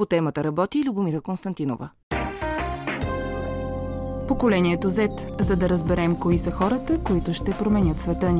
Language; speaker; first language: Bulgarian; native; Bulgarian